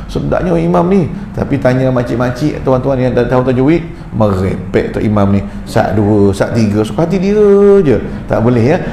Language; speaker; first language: Malay; early bilingual, heritage; Malay